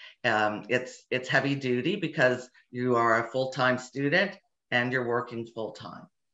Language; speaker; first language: English; native; English